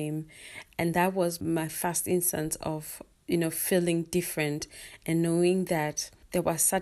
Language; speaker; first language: English; non-native, local second language; Kikuyu